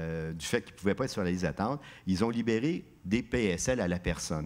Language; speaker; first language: French; native; French